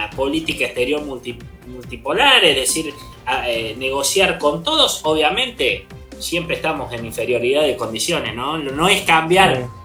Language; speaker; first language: Spanish; native; Spanish